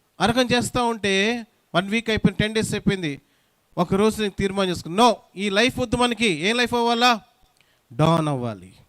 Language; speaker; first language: Telugu; non-native, local second language; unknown